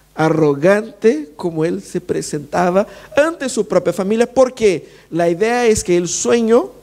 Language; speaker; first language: Spanish; non-native, fluent; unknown